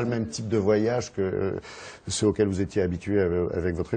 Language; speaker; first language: French; native; French